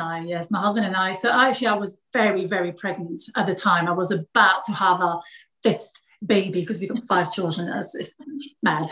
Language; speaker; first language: English; non-native, fluent; French